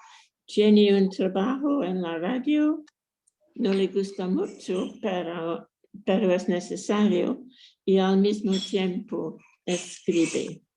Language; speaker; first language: Spanish; non-native, fluent; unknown